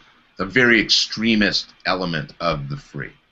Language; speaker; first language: English; native; English